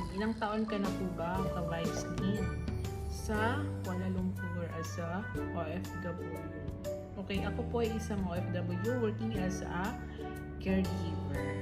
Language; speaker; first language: Filipino; non-native, local second language; Cebuano